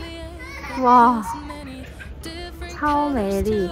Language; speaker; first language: Chinese; non-native, learner; Korean